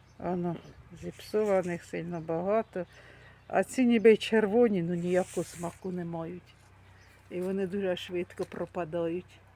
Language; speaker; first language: Ukrainian; native; Ukrainian